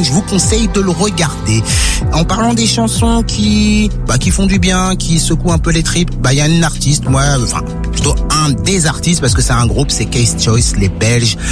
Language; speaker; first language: French; native; French